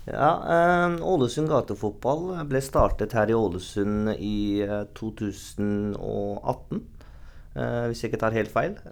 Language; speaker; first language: Norwegian; native; Norwegian